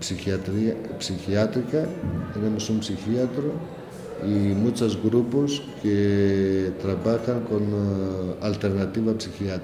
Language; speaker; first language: Spanish; non-native, learner; Greek